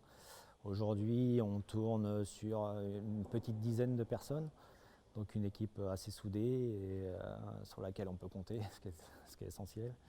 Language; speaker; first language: French; native; French